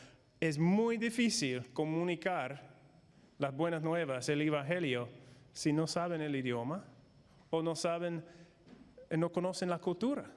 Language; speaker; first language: Spanish; non-native, fluent; English